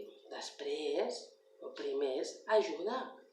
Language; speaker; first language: Catalan; non-native, learner; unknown